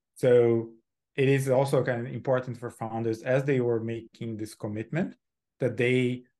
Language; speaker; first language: English; non-native, fluent; Portuguese